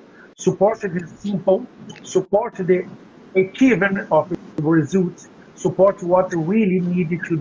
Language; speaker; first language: English; non-native, learner; Portuguese